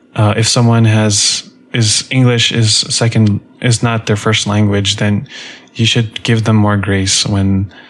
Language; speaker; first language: English; native; English